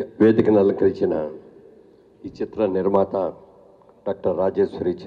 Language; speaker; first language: Telugu; native; Telugu